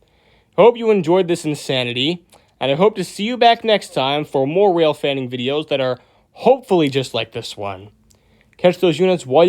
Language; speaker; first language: English; native; English